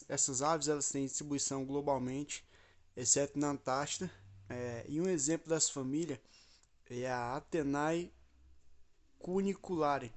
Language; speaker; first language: Portuguese; native; Portuguese